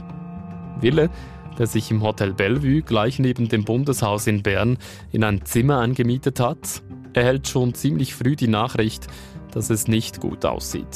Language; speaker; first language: German; native; German